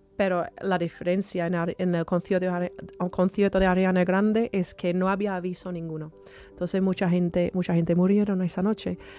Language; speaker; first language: Spanish; non-native, fluent; English